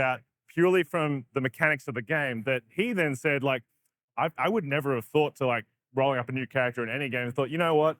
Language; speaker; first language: English; native; English